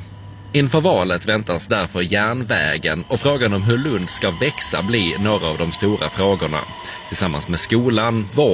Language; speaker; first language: Swedish; native; Swedish